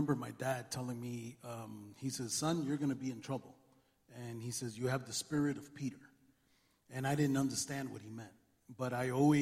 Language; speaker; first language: English; native; English